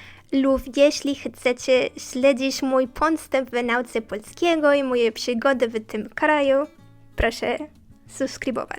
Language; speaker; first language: Polish; non-native, learner; Spanish